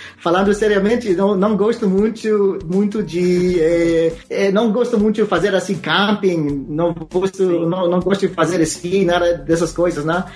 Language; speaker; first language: Portuguese; non-native, fluent; Spanish